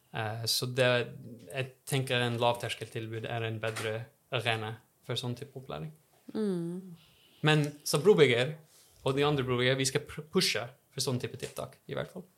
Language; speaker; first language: Norwegian; non-native, fluent; English